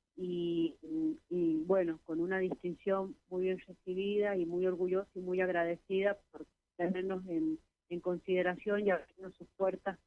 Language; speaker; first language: Spanish; native; Spanish